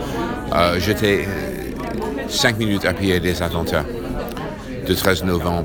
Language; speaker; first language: French; non-native, fluent; English